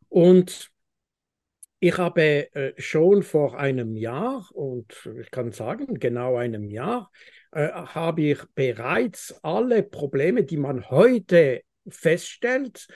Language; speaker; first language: German; non-native, fluent; French